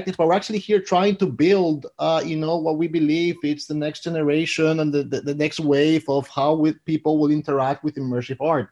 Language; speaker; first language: English; native; English